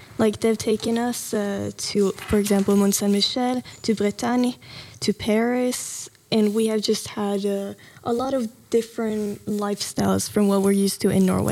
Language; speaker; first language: English; non-native, fluent; Norwegian